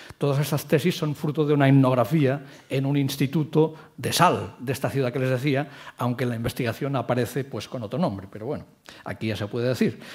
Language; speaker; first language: Spanish; non-native, local second language; Catalan